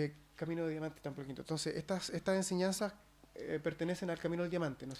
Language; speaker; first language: Spanish; native; Spanish